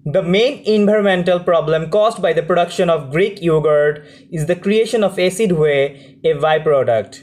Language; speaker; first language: English; non-native, local second language; Bangla